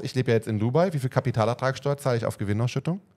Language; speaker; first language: German; native; German